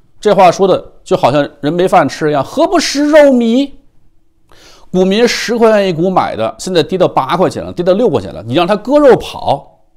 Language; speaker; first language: Chinese; native; Chinese